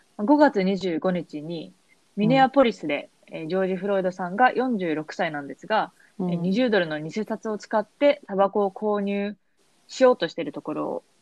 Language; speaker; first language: Japanese; native; Japanese